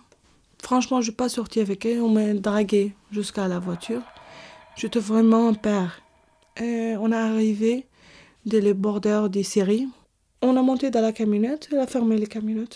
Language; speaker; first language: French; non-native, learner; Arabic